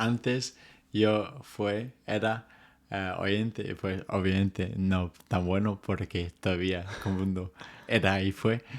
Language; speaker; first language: Spanish; non-native, fluent; English